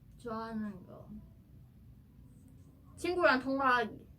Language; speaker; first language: Korean; non-native, learner; Chinese